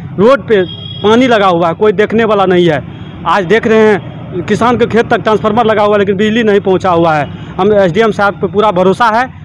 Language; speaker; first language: Hindi; native; Hindi